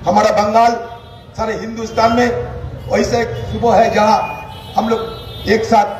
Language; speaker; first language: Hindi; non-native, local second language; Bangla